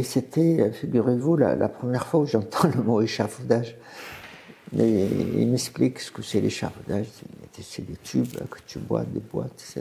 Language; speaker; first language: French; non-native, fluent; Arabic